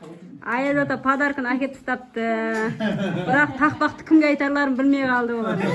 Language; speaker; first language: Kazakh; native; Kazakh